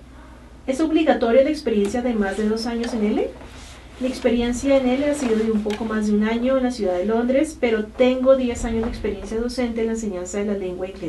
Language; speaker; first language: Spanish; native; Spanish